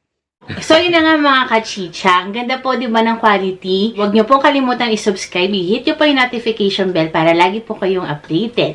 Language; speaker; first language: Filipino; native; Filipino